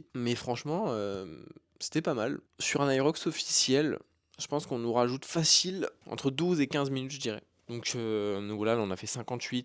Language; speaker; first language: French; native; French